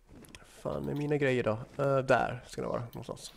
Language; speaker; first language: Swedish; native; Swedish